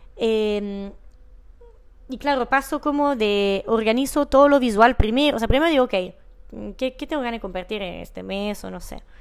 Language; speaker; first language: Spanish; non-native, fluent; Italian